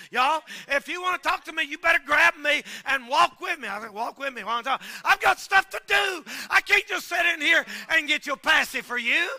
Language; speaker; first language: English; native; English